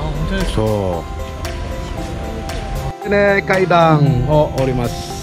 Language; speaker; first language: Japanese; non-native, fluent; Indonesian